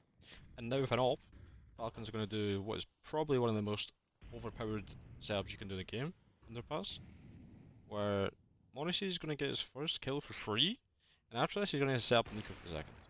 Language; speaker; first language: English; native; English